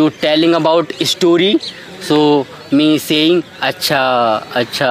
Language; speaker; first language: English; non-native, learner; Hindi